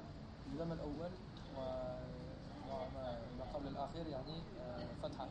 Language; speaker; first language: Arabic; non-native, learner; French